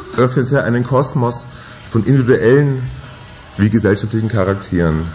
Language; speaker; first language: German; native; German